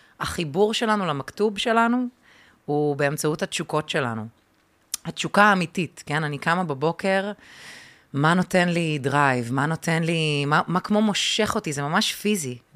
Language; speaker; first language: Hebrew; early bilingual, other home language; Russian